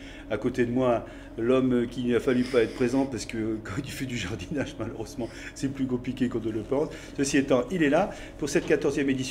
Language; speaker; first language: French; native; French